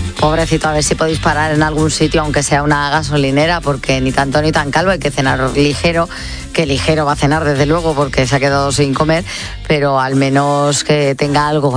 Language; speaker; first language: Spanish; native; Spanish